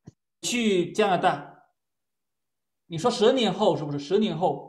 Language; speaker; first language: Chinese; non-native, fluent; Spanish